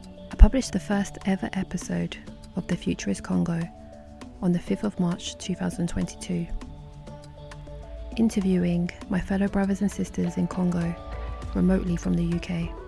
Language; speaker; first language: English; native; English